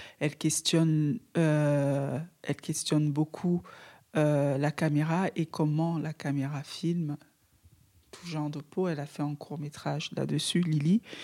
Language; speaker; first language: French; native; French